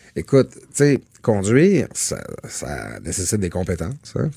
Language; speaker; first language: French; native; French